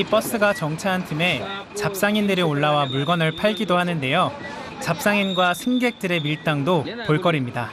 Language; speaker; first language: Korean; native; Korean